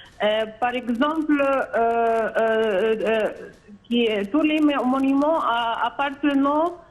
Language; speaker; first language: French; non-native, fluent; Arabic